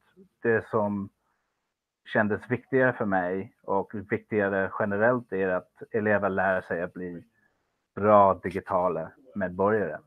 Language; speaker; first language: Swedish; non-native, fluent; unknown